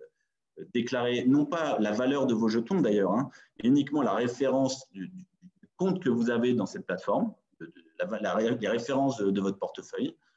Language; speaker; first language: French; native; French